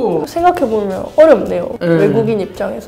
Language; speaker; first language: Korean; native; Korean